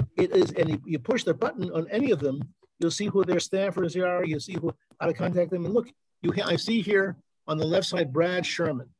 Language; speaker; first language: English; native; English